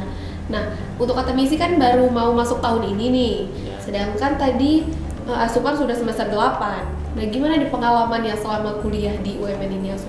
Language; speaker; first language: Indonesian; native; Indonesian